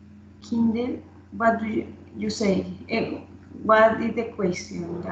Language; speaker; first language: English; non-native, learner; Spanish